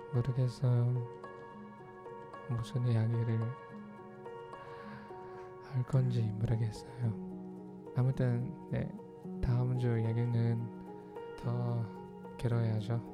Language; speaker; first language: Korean; non-native, learner; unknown